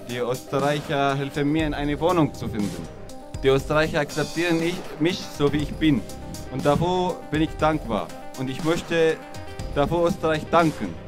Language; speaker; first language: German; non-native, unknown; Arabic